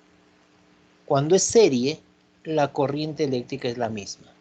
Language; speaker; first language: Spanish; native; Spanish